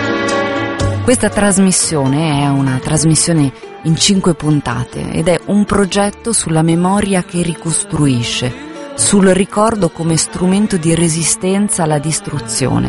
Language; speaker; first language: Italian; native; Italian